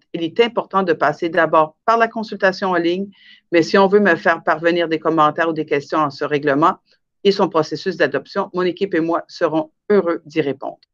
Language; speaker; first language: French; native; French